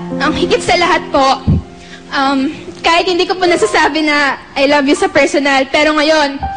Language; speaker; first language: Filipino; non-native, local second language; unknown